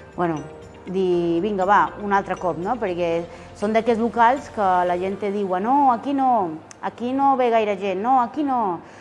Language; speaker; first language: Catalan; non-native, fluent; Spanish